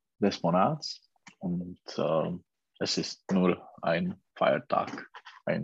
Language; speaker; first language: German; non-native, learner; Czech